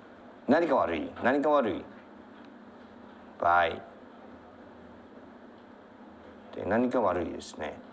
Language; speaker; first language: Japanese; non-native, learner; Chinese